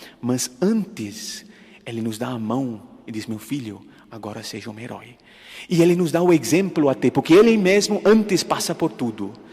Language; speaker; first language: Portuguese; non-native, fluent; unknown